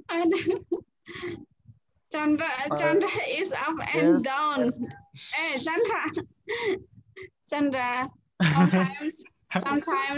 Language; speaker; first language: English; non-native, fluent; Indonesian